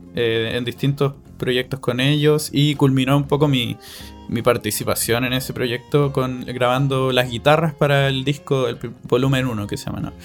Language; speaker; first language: Spanish; native; Spanish